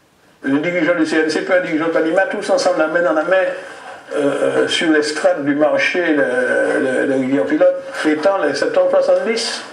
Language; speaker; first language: French; native; French